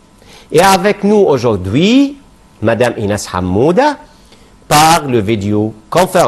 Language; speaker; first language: French; non-native, fluent; Arabic